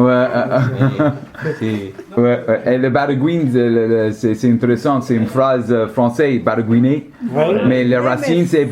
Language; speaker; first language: French; non-native, learner; English